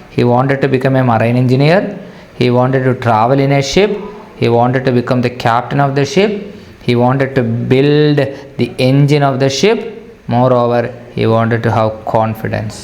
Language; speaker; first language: English; non-native, local second language; Malayalam